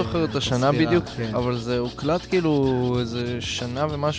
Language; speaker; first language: Hebrew; native; Hebrew